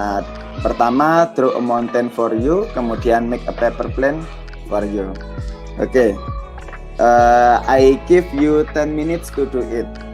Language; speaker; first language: English; non-native, learner; Indonesian